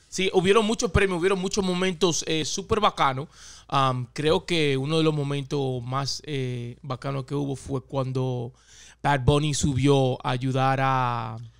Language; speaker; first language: Spanish; early bilingual, heritage; Spanish